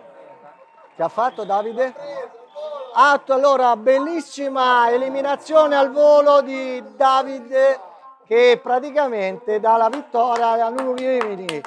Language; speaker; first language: Italian; native; Italian